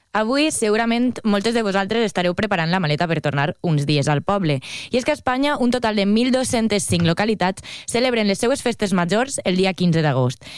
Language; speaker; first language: Catalan; native; Catalan